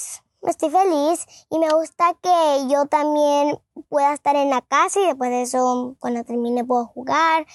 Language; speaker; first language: Spanish; early bilingual, heritage; Spanish